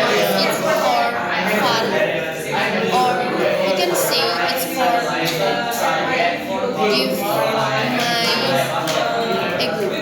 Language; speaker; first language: English; non-native, learner; Indonesian